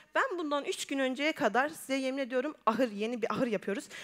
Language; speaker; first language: Turkish; native; Turkish